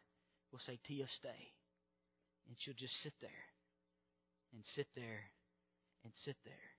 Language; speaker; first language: English; native; English